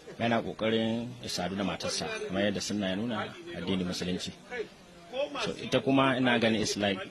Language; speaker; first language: Hausa; native; Hausa